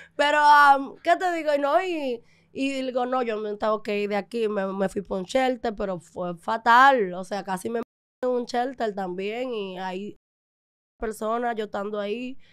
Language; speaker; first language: Spanish; early bilingual, other home language; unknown